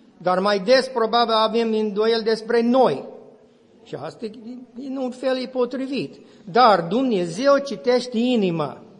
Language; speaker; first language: Romanian; non-native, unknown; English